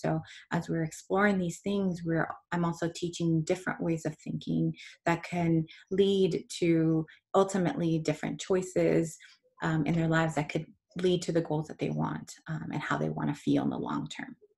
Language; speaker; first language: English; early bilingual, other home language; Spanish